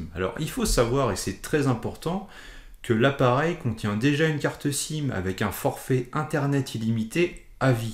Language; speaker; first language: French; native; French